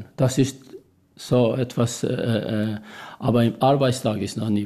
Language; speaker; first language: German; non-native, learner; Serbian